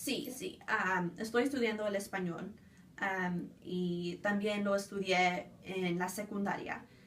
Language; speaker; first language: Spanish; early bilingual, other home language; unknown